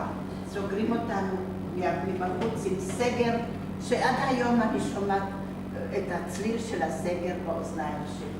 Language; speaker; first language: Hebrew; non-native, fluent; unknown